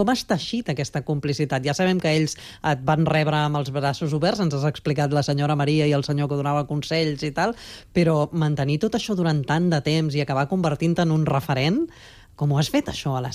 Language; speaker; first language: Catalan; native; Catalan